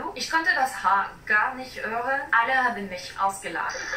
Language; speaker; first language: German; non-native, fluent; French